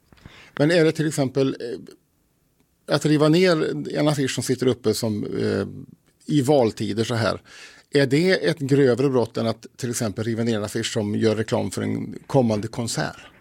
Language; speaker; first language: Swedish; native; Swedish